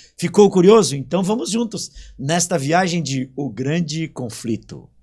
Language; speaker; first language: Portuguese; native; Portuguese